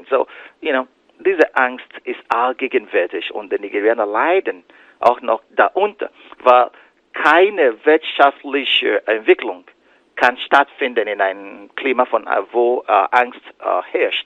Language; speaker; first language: German; non-native, fluent; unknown